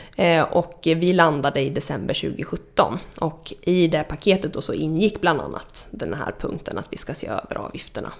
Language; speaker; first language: Swedish; native; Swedish